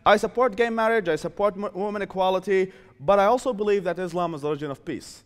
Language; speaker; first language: English; non-native, fluent; Arabic